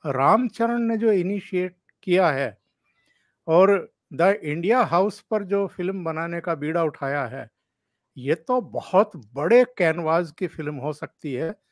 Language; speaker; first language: Hindi; native; Hindi